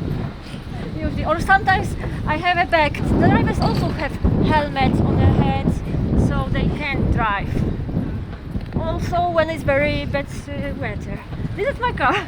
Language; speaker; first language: English; non-native, learner; Polish